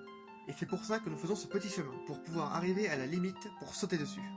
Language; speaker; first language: French; native; French